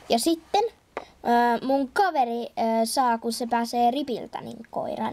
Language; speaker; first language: Finnish; native; Finnish